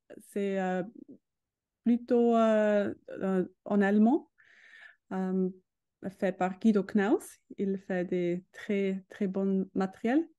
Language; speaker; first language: French; non-native, learner; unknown